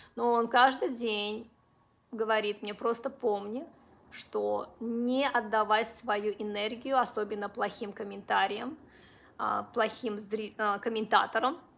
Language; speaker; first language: Russian; non-native, local second language; Uzbek